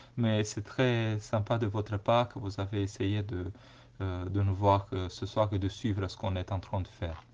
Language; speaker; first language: French; non-native, fluent; Romanian